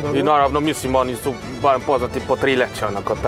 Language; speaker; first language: Croatian; non-native, fluent; Spanish